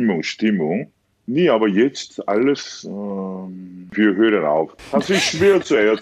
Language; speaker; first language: German; non-native, fluent; Korean